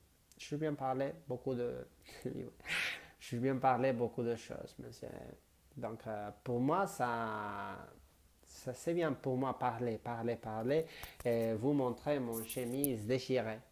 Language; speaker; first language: French; non-native, learner; Spanish